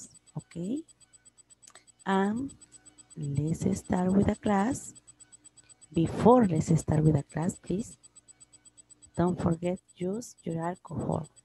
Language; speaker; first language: English; non-native, learner; Spanish